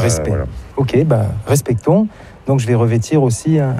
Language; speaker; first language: French; native; French